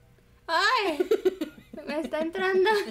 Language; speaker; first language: Spanish; native; Spanish